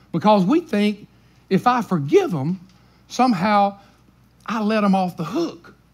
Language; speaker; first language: English; native; English